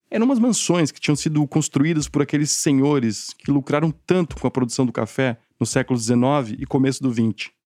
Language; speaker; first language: Portuguese; native; Portuguese